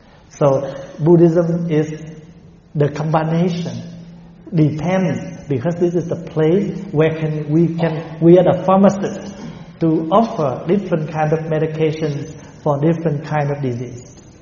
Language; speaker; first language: English; non-native, fluent; Vietnamese